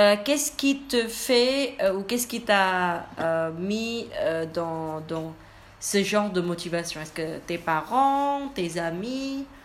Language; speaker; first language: French; non-native, learner; Indonesian